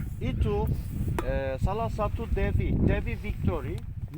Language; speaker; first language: Indonesian; non-native, fluent; Turkish